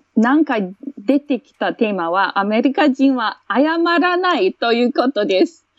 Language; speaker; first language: Japanese; non-native, fluent; English